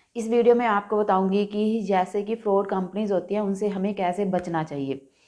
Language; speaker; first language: Hindi; non-native, local second language; Punjabi